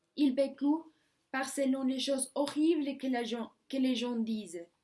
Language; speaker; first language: French; non-native, learner; Spanish